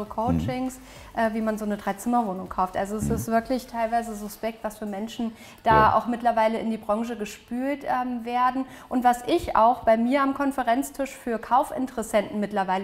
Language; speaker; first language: German; native; German